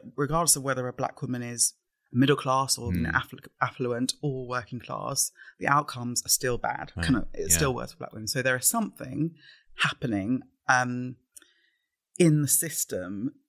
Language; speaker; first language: English; native; English